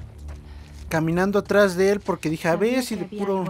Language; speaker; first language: Spanish; native; Spanish